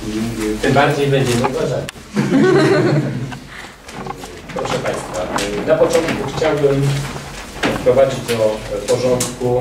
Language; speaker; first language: Polish; native; Polish